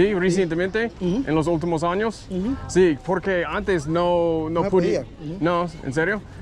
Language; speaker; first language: Spanish; non-native, learner; English